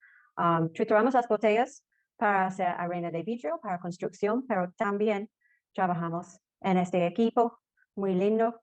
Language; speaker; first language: Spanish; non-native, fluent; English